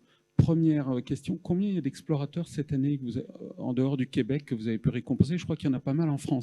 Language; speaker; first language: French; native; French